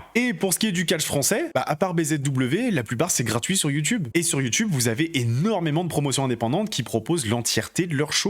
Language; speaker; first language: French; native; French